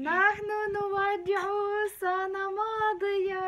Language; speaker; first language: Arabic; non-native, fluent; Ukrainian